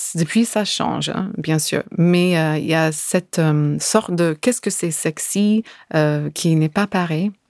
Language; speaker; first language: French; non-native, fluent; English